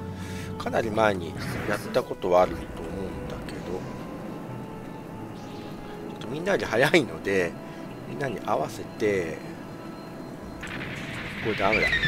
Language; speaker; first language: Japanese; native; Japanese